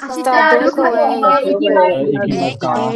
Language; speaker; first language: Japanese; non-native, learner; Burmese